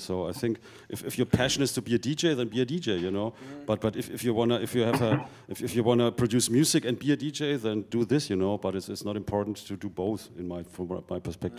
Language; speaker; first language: English; non-native, fluent; German